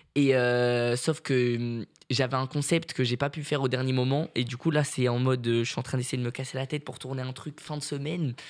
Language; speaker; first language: French; native; French